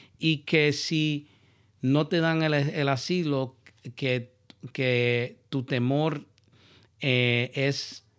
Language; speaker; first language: Spanish; early bilingual, heritage; Spanish